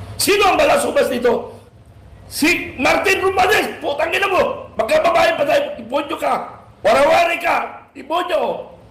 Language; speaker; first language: Filipino; native; Filipino